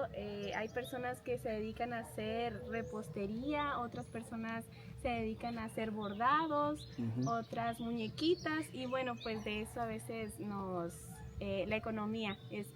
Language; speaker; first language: Spanish; native; Spanish